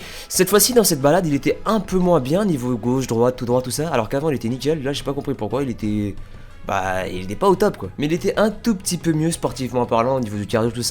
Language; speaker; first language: French; native; French